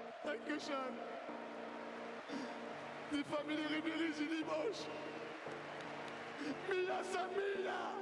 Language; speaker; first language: German; non-native, learner; French